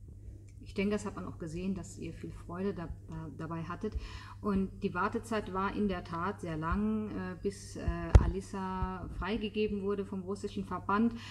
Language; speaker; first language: German; native; German